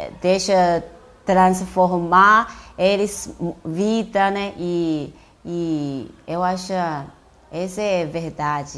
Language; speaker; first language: Portuguese; non-native, learner; Chinese